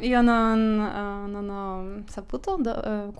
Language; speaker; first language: Italian; non-native, learner; Polish